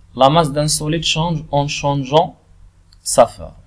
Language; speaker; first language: French; non-native, local second language; Arabic